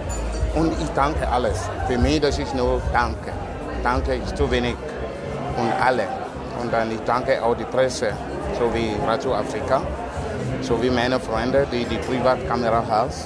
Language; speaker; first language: German; non-native, learner; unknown